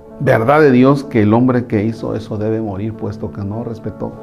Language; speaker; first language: Spanish; native; Spanish